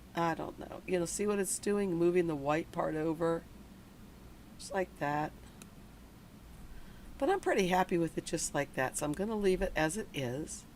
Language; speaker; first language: English; native; English